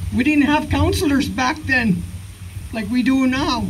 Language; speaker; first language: English; native; English